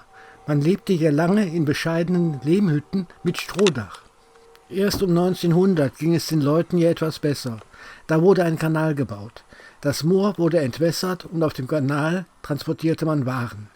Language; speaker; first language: German; native; German